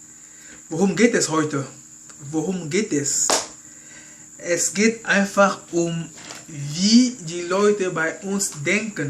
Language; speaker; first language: German; non-native, fluent; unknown